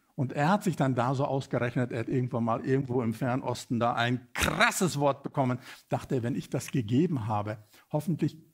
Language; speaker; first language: German; non-native, fluent; Afrikaans